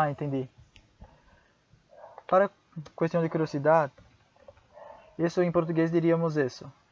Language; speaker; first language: Portuguese; non-native, fluent; Spanish